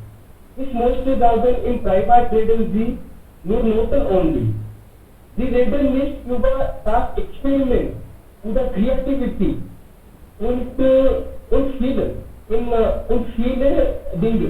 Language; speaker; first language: German; non-native, learner; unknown